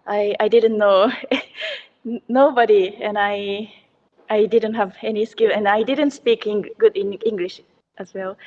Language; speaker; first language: English; non-native, learner; Japanese